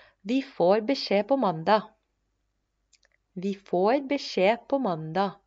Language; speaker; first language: Norwegian; non-native, fluent; Spanish